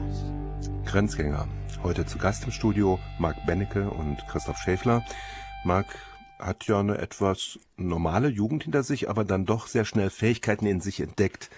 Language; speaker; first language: German; native; German